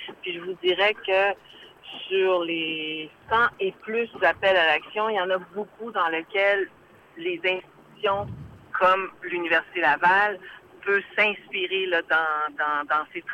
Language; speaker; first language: French; native; French